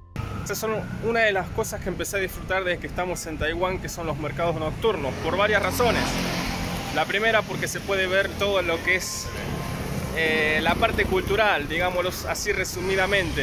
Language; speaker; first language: Spanish; native; Spanish